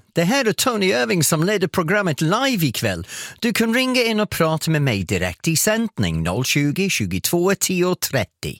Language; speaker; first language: Swedish; non-native, fluent; English